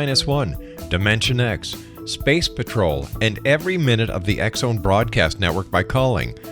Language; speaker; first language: English; native; English